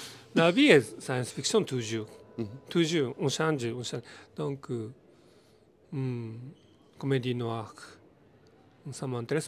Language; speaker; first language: French; non-native, learner; Japanese